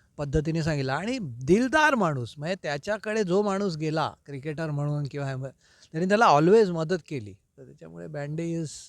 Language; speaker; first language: Marathi; native; Marathi